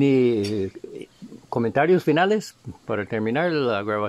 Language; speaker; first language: Spanish; non-native, fluent; English